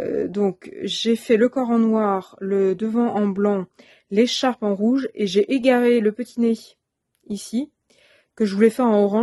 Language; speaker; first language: French; native; French